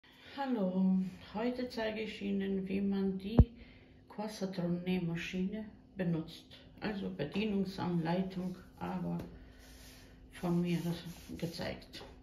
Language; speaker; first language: German; non-native, learner; Croatian